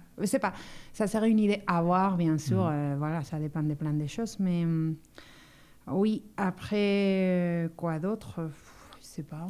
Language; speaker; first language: French; non-native, fluent; Spanish